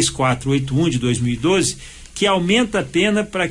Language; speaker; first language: Portuguese; native; Portuguese